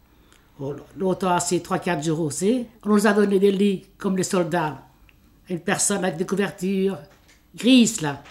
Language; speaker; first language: French; early bilingual, other home language; Italian